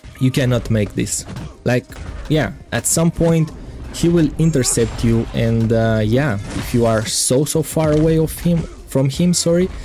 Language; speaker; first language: English; non-native, fluent; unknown